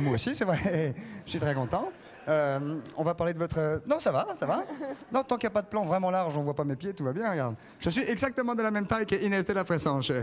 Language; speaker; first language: French; native; French